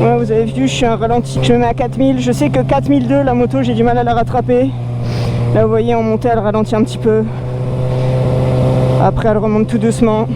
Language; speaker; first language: French; native; French